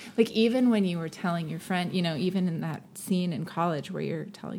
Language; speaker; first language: English; native; English